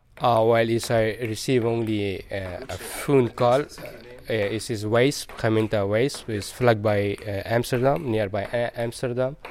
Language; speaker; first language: English; non-native, learner; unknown